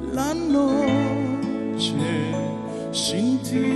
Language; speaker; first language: Spanish; native; Spanish